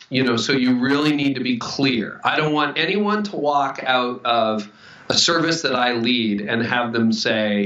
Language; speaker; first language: English; native; English